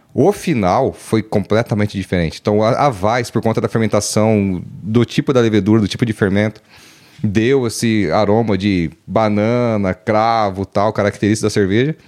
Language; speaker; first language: Portuguese; native; Portuguese